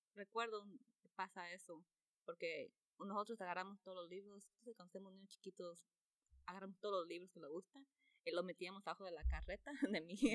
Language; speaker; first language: Spanish; early bilingual, heritage; Spanish